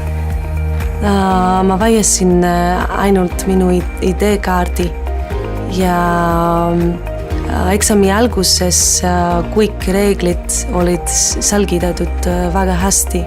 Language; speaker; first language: Estonian; non-native, learner; Greek